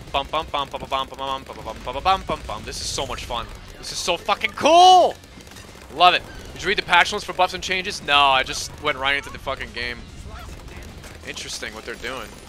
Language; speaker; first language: English; early bilingual, other home language; Polish